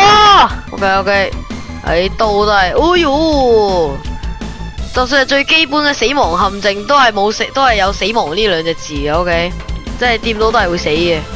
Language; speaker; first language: Chinese; native; Chinese